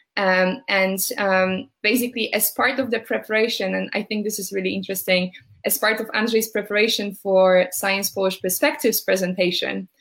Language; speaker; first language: English; non-native, fluent; Polish